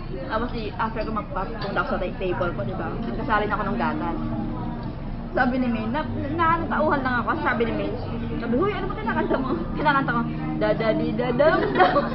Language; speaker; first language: Filipino; native; Filipino